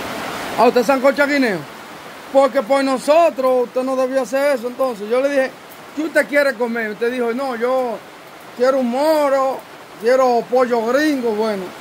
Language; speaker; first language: Spanish; native; Spanish